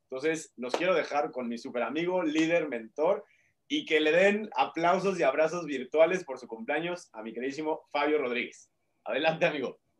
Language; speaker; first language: Spanish; native; Spanish